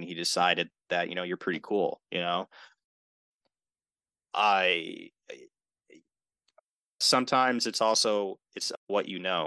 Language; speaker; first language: English; native; English